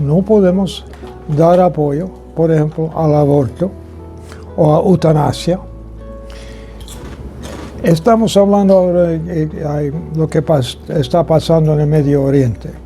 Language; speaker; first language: Spanish; non-native, fluent; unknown